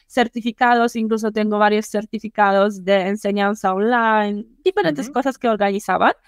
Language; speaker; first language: Spanish; non-native, fluent; Polish